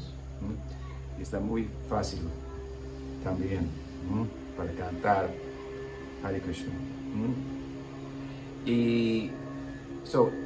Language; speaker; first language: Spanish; non-native, learner; English